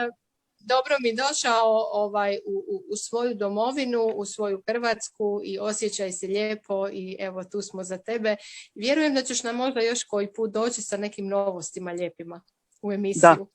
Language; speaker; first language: Croatian; native; Croatian